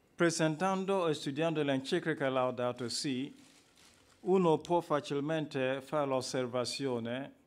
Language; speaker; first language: Italian; non-native, fluent; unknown